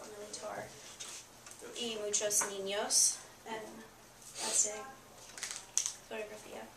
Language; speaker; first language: Spanish; non-native, learner; English